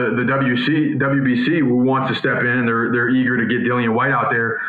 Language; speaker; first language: English; native; English